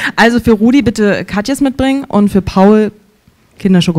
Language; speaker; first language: German; native; German